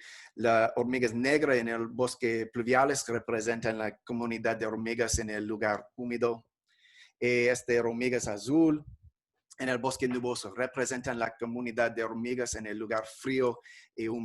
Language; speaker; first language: Spanish; non-native, fluent; English